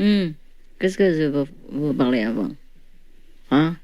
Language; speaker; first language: French; non-native, learner; Vietnamese